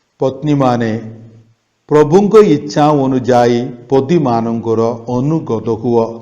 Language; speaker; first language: Odia; non-native, local second language; Malayalam